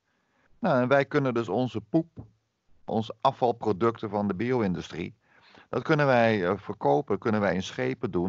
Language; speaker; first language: Dutch; native; Dutch